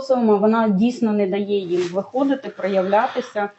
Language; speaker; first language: Ukrainian; native; Ukrainian